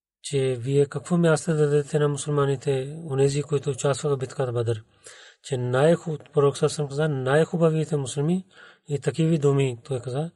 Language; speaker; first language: Bulgarian; non-native, learner; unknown